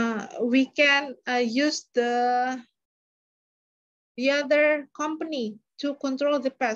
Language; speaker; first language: English; non-native, learner; Indonesian